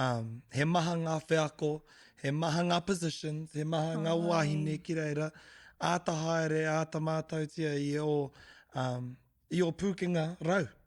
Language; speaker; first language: Māori; non-native, local second language; English